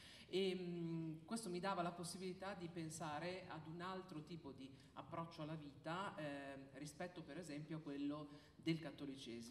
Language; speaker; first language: Italian; native; Italian